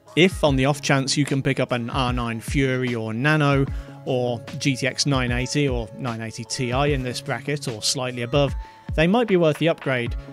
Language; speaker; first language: English; native; English